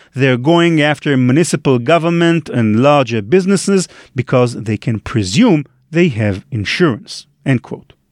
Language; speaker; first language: English; non-native, fluent; Hebrew